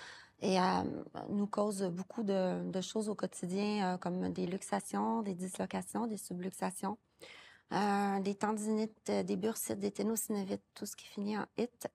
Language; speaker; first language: French; native; French